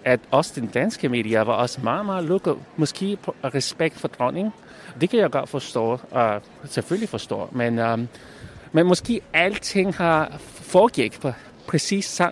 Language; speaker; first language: Danish; non-native, local second language; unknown